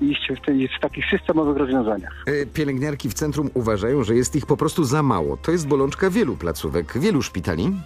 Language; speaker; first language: Polish; native; Polish